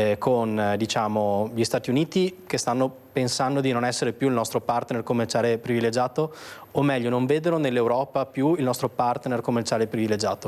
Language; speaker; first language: Italian; native; Italian